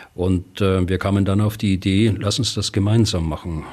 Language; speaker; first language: German; native; German